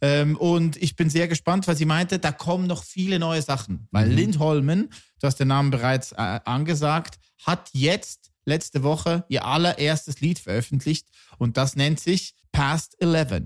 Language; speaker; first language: German; native; German